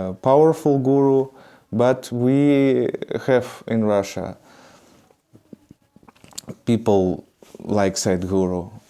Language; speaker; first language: English; non-native, learner; Russian